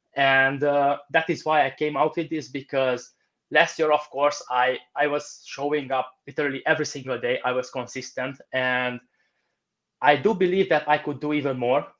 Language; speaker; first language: English; non-native, fluent; Romanian